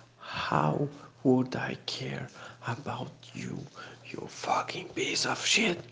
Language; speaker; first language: English; non-native, fluent; Portuguese